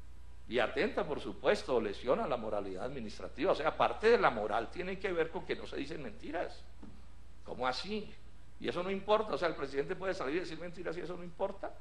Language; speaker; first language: Spanish; native; Spanish